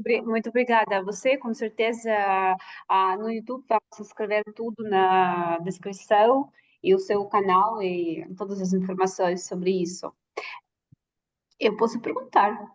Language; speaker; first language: Portuguese; non-native, fluent; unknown